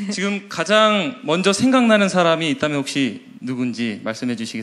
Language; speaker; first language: Korean; native; Korean